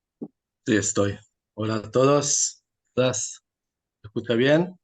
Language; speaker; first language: Spanish; non-native, fluent; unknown